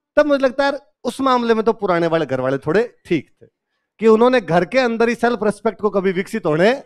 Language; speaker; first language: Hindi; native; Hindi